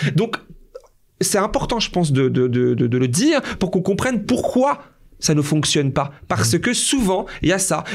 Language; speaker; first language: French; native; French